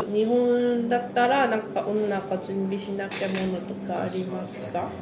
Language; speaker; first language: Japanese; non-native, learner; Korean